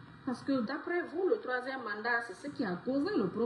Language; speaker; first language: French; non-native, local second language; Fula